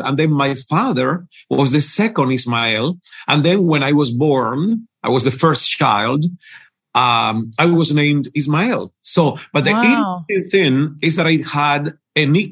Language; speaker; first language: English; non-native, fluent; Spanish